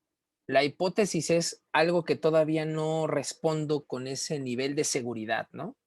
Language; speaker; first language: Spanish; native; Spanish